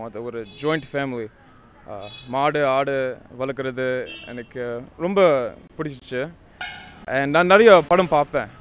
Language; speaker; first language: Tamil; non-native, learner; English